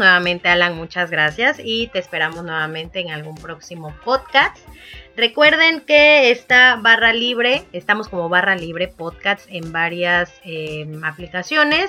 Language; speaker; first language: Spanish; native; Spanish